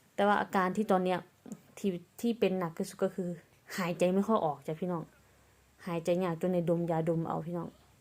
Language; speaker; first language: Thai; native; Thai